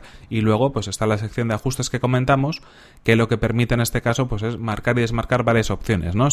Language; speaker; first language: Spanish; native; Spanish